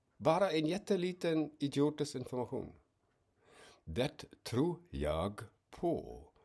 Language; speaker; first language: Swedish; non-native, fluent; German